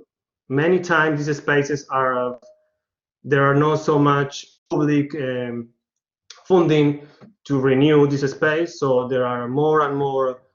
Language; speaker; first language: English; non-native, learner; Spanish